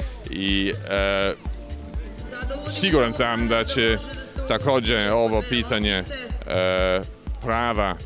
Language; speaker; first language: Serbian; non-native, fluent; English